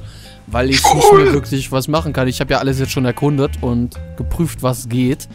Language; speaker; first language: German; native; German